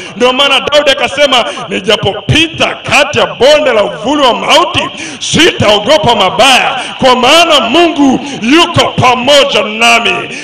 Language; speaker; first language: Swahili; native; Swahili